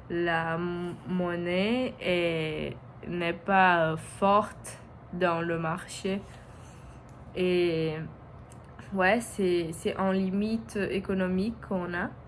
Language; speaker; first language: French; non-native, learner; Portuguese